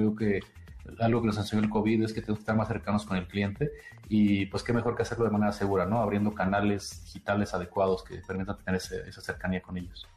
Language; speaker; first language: Spanish; native; Spanish